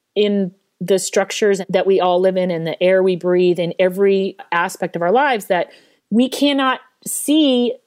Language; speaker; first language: English; native; English